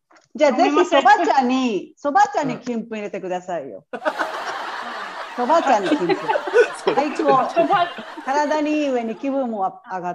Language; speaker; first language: Japanese; native; Japanese